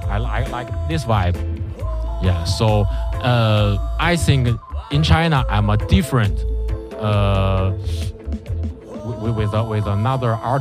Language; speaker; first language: English; non-native, learner; Chinese